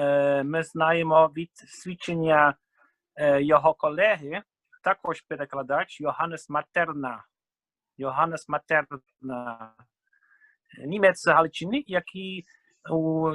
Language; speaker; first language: Ukrainian; non-native, fluent; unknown